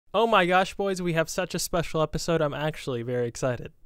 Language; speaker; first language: English; native; English